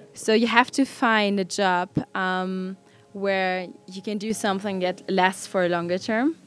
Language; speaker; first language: English; non-native, fluent; German